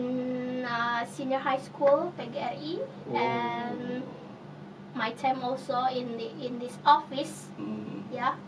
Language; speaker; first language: English; non-native, fluent; Indonesian